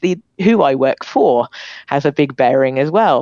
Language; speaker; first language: English; native; English